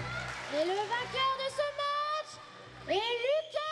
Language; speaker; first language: French; native; French